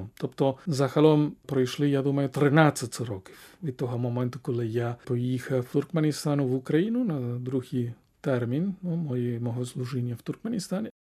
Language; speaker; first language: Ukrainian; non-native, fluent; Spanish